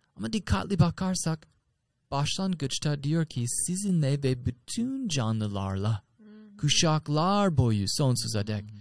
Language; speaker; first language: Turkish; non-native, fluent; English